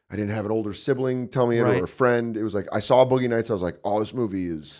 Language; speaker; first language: English; native; English